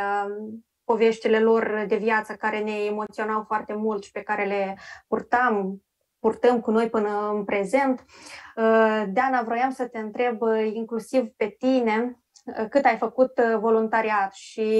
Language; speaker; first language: Romanian; native; Romanian